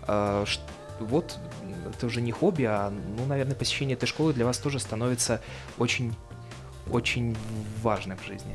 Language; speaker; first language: Russian; native; Russian